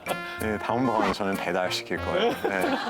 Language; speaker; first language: Korean; non-native, learner; English